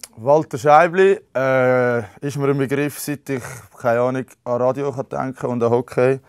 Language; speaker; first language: German; native; German